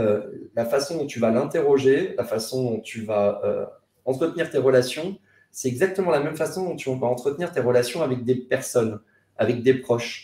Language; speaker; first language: French; native; French